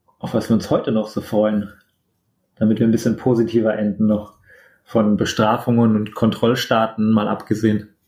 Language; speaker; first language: German; native; German